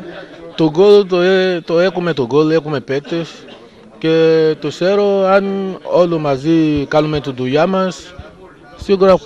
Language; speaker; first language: Greek; non-native, learner; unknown